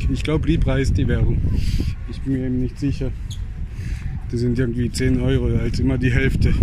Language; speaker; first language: German; native; German